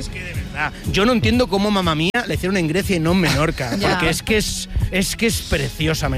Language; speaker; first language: Spanish; native; Spanish